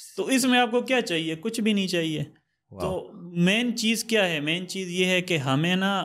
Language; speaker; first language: Urdu; non-native, local second language; Pashto